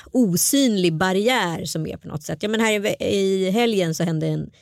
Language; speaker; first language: Swedish; early bilingual, other home language; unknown